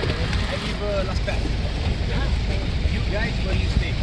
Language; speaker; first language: English; non-native, learner; Italian